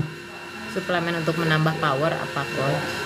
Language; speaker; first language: Indonesian; native; Indonesian